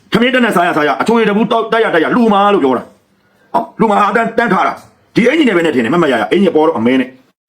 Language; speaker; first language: Burmese; native; Burmese